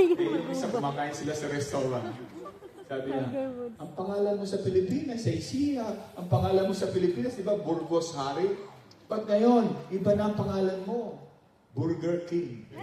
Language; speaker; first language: Filipino; non-native, local second language; Pampanga